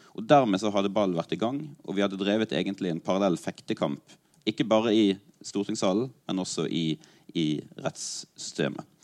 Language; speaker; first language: Norwegian; native; Norwegian